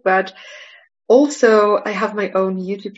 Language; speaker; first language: English; non-native, fluent; Polish